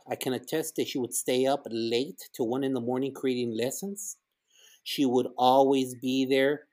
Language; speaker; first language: English; early bilingual, other home language; Spanish